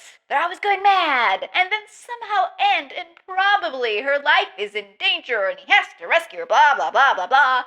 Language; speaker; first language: English; native; English